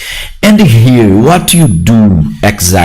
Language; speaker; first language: English; non-native, learner; Portuguese